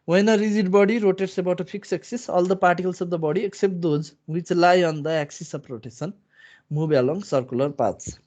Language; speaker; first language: English; non-native, local second language; Nepali